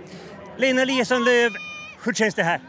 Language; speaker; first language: Swedish; native; Swedish